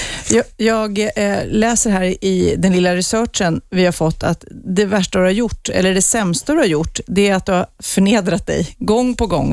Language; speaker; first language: Swedish; native; Swedish